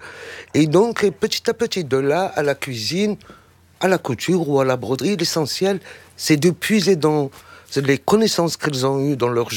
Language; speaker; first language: French; non-native, local second language; Arabic